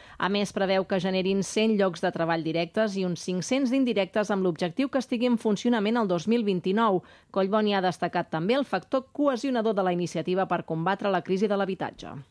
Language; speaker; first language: Catalan; native; Catalan